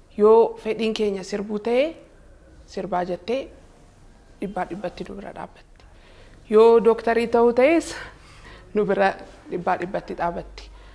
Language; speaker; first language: Oromo; early bilingual, heritage; Oromo